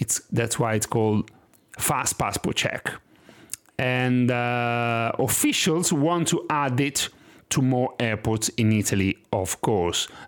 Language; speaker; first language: English; non-native, fluent; Italian